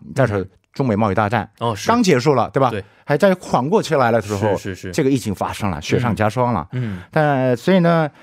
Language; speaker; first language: Chinese; non-native, fluent; Korean